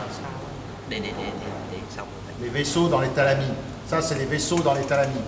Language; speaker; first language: French; native; French